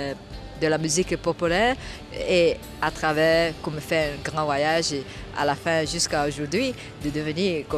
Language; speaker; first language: French; non-native, fluent; Chinese